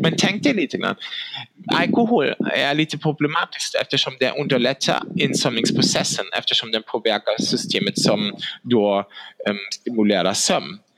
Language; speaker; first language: Swedish; non-native, fluent; German